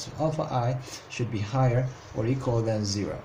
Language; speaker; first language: English; non-native, fluent; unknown